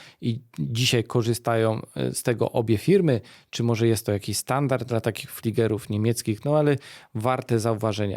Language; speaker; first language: Polish; native; Polish